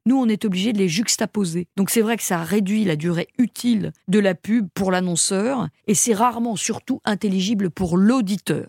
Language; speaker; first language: French; native; French